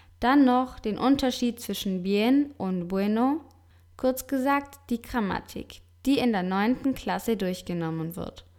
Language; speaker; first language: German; non-native, fluent; Spanish